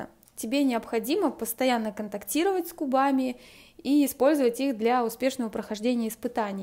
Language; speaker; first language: Russian; native; Russian